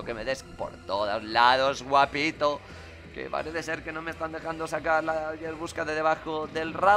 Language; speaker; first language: Spanish; native; Spanish